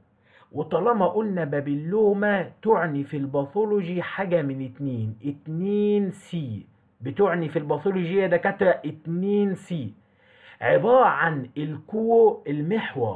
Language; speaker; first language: Arabic; native; Arabic